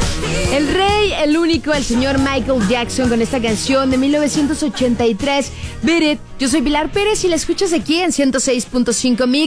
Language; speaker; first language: Spanish; native; Spanish